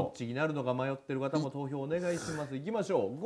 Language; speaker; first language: Japanese; native; Japanese